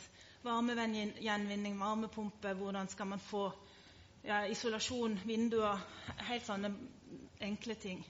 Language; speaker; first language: Norwegian; native; Norwegian